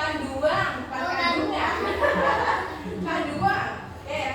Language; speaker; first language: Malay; non-native, local second language; Javanese